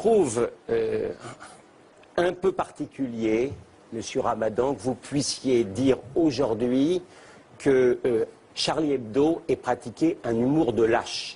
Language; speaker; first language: French; native; French